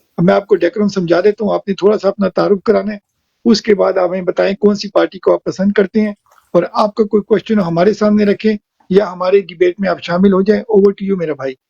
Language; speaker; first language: Urdu; native; Urdu